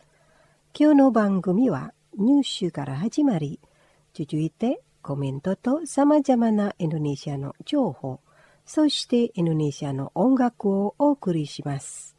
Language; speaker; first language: Japanese; non-native, fluent; Indonesian